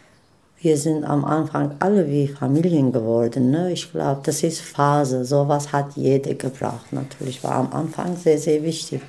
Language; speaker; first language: German; non-native, fluent; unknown